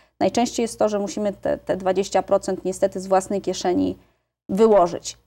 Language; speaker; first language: Polish; native; Polish